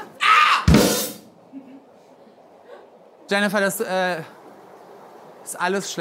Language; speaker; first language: German; native; German